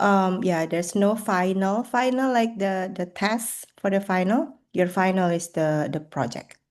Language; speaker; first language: English; non-native, fluent; Indonesian